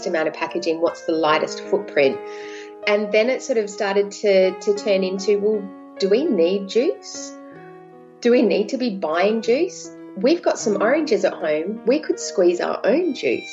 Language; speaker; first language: English; native; English